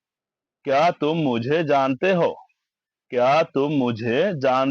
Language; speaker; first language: Hindi; non-native, fluent; Bangla